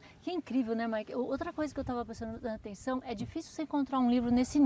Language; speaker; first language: Portuguese; native; Portuguese